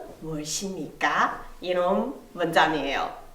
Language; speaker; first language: Korean; non-native, fluent; Chinese